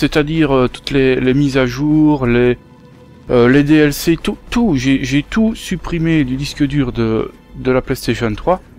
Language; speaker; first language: French; native; French